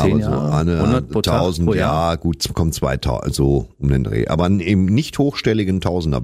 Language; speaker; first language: German; native; German